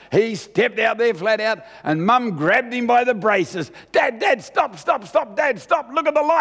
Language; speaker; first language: English; native; English